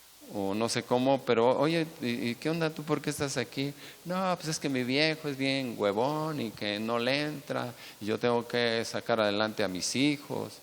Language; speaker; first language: Spanish; native; Spanish